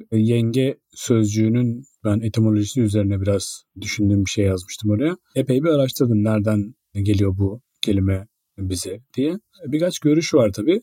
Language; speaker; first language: Turkish; native; Turkish